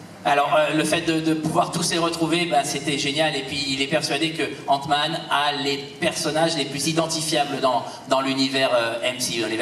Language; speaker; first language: French; native; French